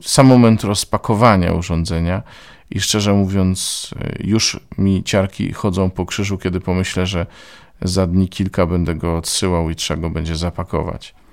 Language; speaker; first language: Polish; native; Polish